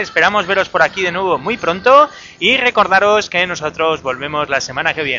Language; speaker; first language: Spanish; native; Spanish